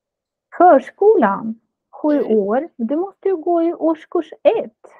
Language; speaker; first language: Swedish; non-native, fluent; Russian